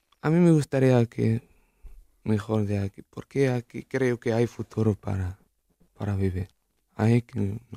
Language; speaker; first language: Spanish; non-native, learner; Arabic